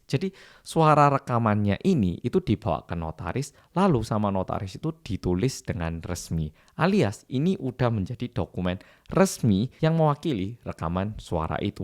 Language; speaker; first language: Indonesian; early bilingual, other home language; Korean